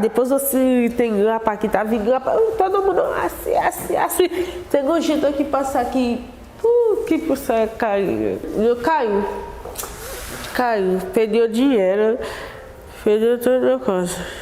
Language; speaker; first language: Portuguese; non-native, learner; Haitian Creole